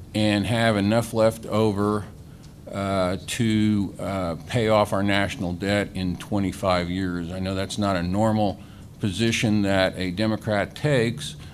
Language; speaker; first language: English; native; English